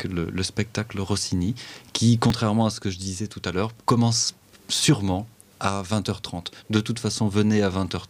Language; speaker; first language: French; native; French